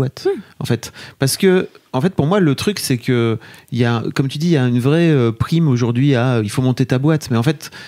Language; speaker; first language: French; native; French